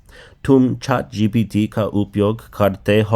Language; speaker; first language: Hindi; non-native, learner; English